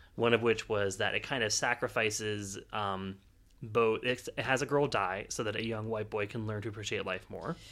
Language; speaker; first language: English; native; English